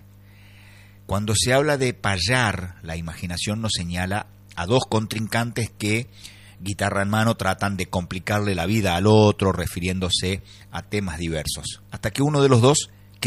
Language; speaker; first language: Spanish; native; Spanish